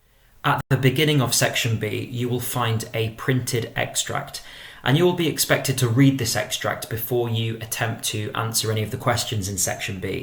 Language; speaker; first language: English; native; English